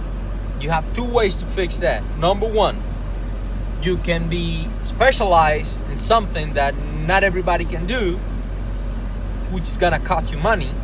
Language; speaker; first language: English; non-native, fluent; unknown